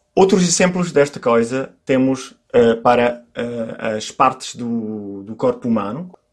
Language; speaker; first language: Portuguese; non-native, fluent; Italian